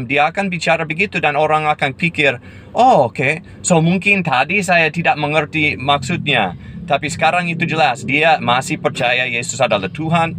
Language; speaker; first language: Indonesian; non-native, fluent; English